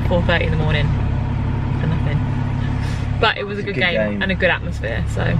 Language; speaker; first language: English; native; English